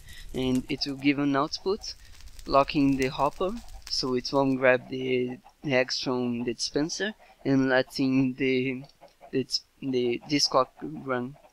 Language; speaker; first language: English; non-native, fluent; Portuguese